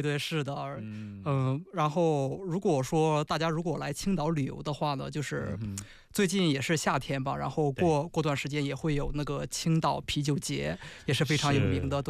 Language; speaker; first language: Chinese; native; Chinese